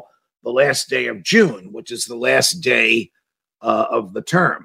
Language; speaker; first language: English; native; English